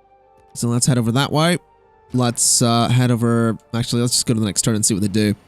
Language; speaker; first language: English; native; English